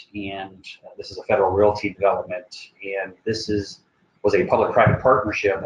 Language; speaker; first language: English; native; English